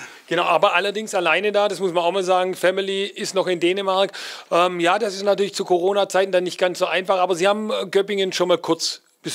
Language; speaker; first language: German; native; German